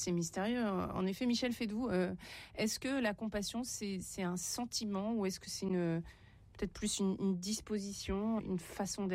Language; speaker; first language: French; native; French